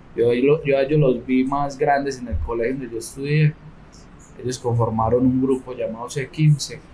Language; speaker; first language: Spanish; native; Spanish